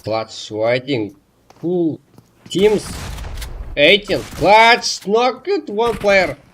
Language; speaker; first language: English; non-native, learner; Kazakh